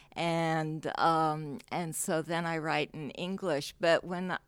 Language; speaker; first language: English; non-native, local second language; Cantonese